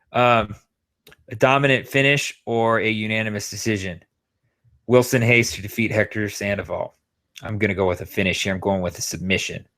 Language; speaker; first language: English; native; English